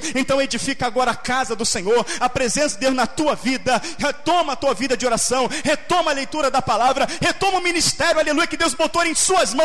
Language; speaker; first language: Portuguese; native; Portuguese